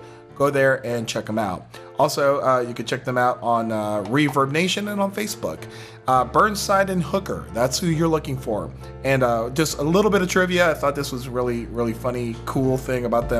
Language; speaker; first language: English; native; English